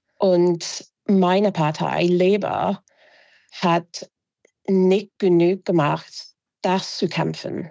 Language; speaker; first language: German; non-native, fluent; English